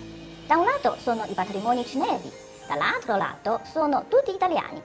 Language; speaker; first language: Italian; non-native, fluent; Chinese